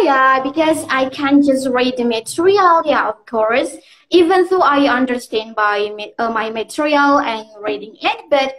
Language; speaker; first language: English; non-native, learner; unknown